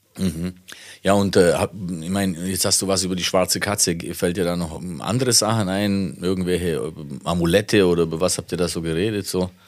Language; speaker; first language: German; non-native, fluent; Italian